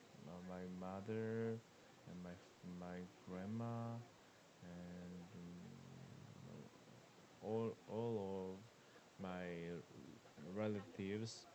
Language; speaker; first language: English; non-native, learner; Korean